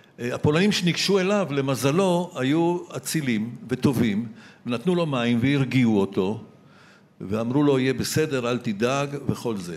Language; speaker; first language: Hebrew; early bilingual, other home language; Polish